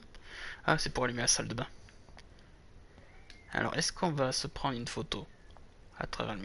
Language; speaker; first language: French; native; French